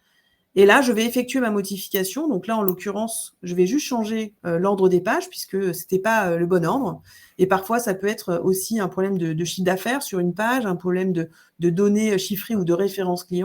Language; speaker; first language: French; native; French